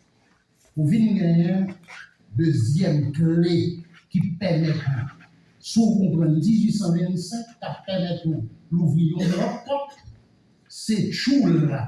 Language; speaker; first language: French; non-native, local second language; Haitian Creole